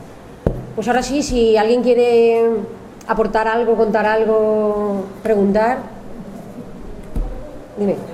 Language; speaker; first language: Spanish; native; Spanish